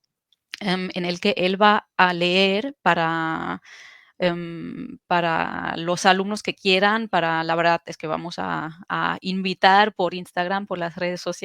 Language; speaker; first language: Spanish; non-native, fluent; German